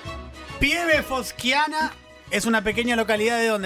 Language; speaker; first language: Spanish; native; Spanish